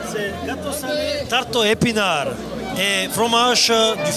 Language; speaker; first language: French; non-native, learner; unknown